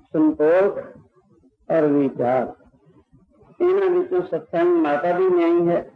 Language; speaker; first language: Hindi; non-native, local second language; Punjabi